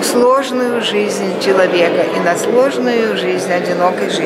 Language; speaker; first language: Russian; non-native, local second language; Lithuanian